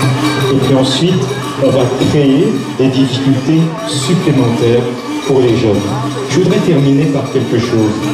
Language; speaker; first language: French; native; French